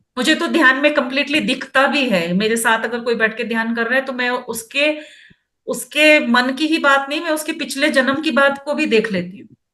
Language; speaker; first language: Hindi; non-native, local second language; Kannada